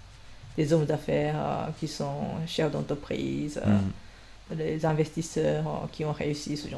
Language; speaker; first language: French; non-native, fluent; Japanese